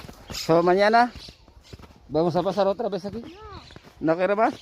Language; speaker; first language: Spanish; non-native, learner; Filipino